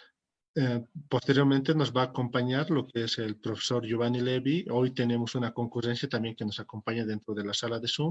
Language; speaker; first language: Spanish; native; Spanish